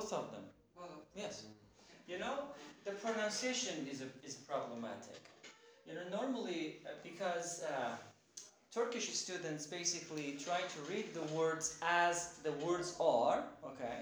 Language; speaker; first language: English; non-native, fluent; Turkish